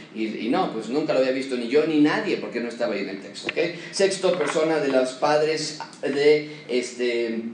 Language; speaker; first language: Spanish; native; Spanish